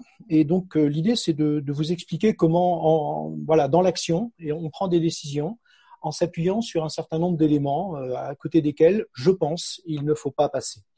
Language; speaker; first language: French; native; French